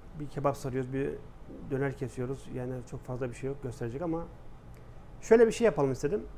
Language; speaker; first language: Turkish; native; Turkish